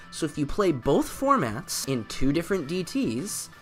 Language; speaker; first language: English; native; English